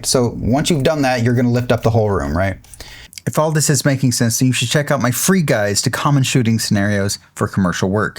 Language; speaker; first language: English; native; English